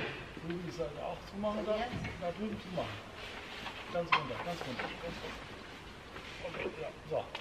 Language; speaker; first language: German; native; German